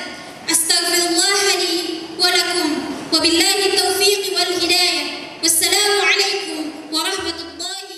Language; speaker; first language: Arabic; non-native, learner; Indonesian